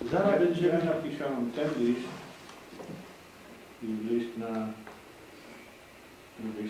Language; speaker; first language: Polish; early bilingual, heritage; Polish